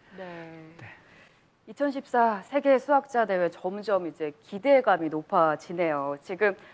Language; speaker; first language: Korean; native; Korean